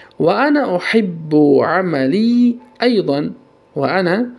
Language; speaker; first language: Arabic; non-native, fluent; Tajik